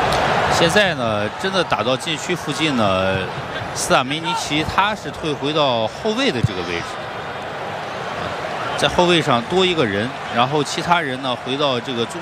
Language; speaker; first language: Chinese; native; Chinese